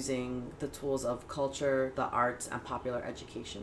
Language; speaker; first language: English; early bilingual, other home language; Spanish